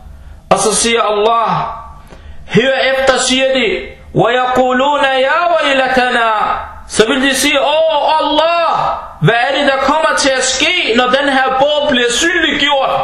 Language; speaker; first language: Danish; non-native, fluent; Arabic